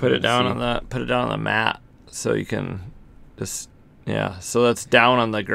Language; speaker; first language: English; native; English